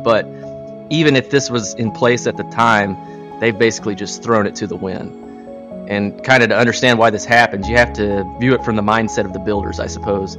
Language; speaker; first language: English; native; English